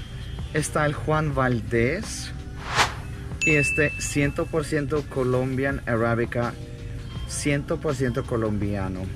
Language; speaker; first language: Spanish; non-native, fluent; Russian